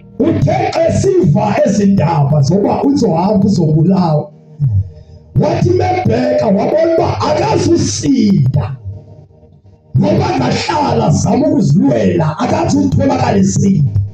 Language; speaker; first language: Zulu; non-native, local second language; Xhosa